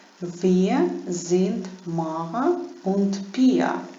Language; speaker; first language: German; non-native, fluent; Ukrainian